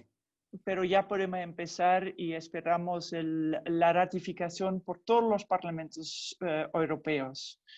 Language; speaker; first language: Spanish; non-native, fluent; Dutch